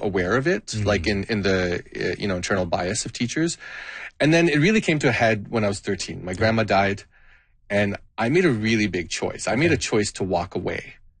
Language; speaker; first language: English; non-native, fluent; Gujarati